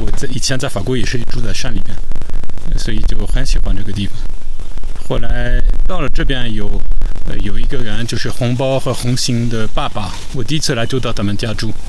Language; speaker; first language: Chinese; non-native, fluent; French